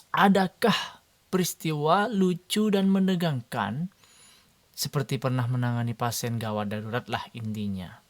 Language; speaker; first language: Indonesian; non-native, local second language; Madurese